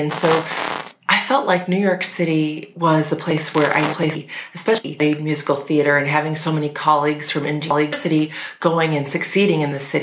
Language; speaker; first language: English; native; English